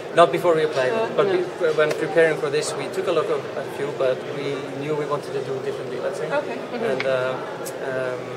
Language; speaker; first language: English; non-native, fluent; Icelandic